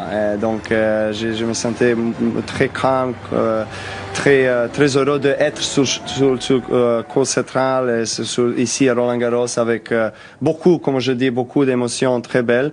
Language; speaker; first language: French; non-native, learner; Serbian